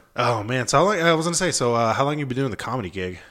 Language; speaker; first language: English; early bilingual, other home language; Spanish